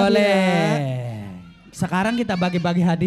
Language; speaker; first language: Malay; non-native, local second language; Javanese